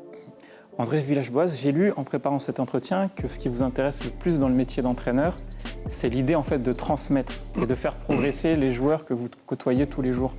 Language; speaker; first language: French; native; French